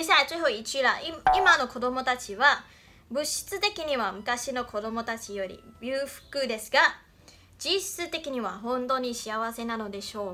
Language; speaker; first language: Japanese; non-native, fluent; Chinese